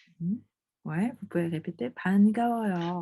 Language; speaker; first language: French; non-native, fluent; Korean